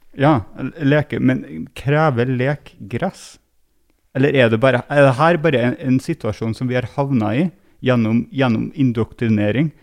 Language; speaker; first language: Norwegian; native; Norwegian